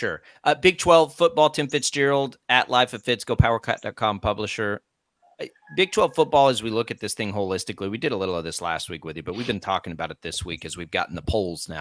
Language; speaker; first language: English; native; English